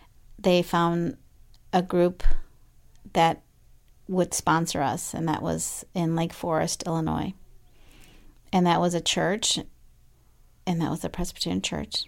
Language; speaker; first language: English; early bilingual, other home language; Spanish